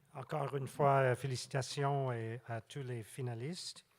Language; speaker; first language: French; non-native, local second language; English